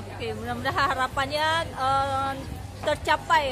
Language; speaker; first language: Indonesian; native; Indonesian